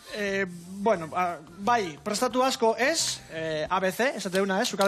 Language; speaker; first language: Basque; native; Basque